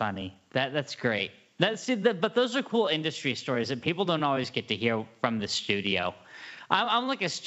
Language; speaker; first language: English; native; English